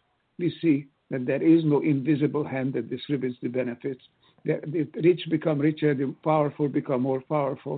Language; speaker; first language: English; non-native, fluent; Hungarian